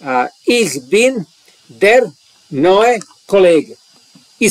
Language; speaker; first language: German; non-native, learner; Serbian